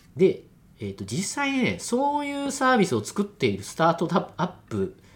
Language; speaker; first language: Japanese; non-native, fluent; Chinese